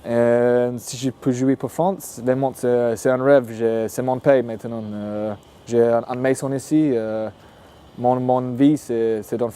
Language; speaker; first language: French; non-native, learner; English